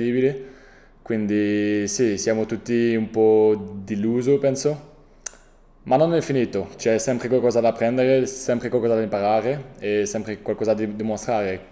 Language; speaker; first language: Italian; non-native, fluent; French